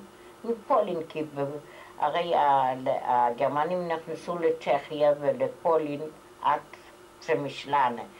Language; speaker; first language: Hebrew; non-native, fluent; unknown